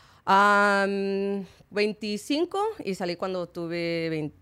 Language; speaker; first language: Spanish; early bilingual, heritage; Spanish